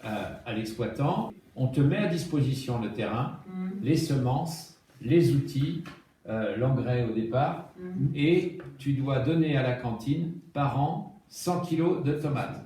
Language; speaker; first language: French; native; French